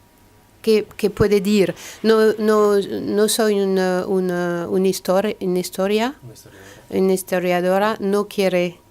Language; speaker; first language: Spanish; non-native, learner; French